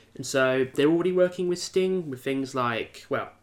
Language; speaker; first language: English; native; English